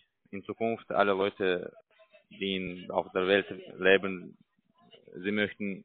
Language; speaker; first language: German; non-native, learner; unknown